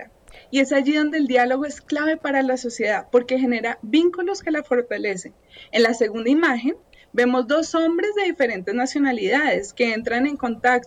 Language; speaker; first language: Spanish; native; Spanish